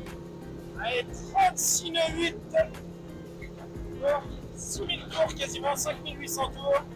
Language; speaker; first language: French; native; French